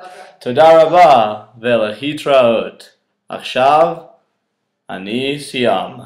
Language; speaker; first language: Hebrew; non-native, learner; English